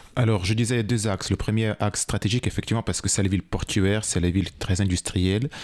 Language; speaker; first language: French; non-native, fluent; Ukrainian